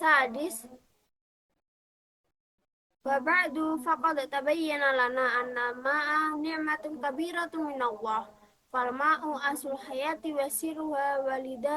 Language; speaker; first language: Arabic; non-native, learner; Indonesian